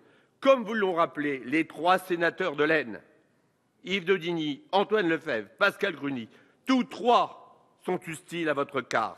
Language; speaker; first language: French; native; French